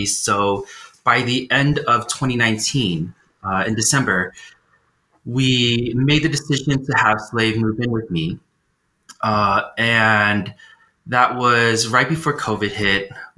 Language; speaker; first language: English; native; English